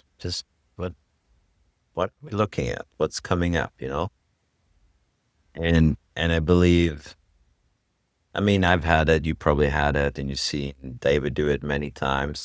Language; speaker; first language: English; non-native, fluent; Swedish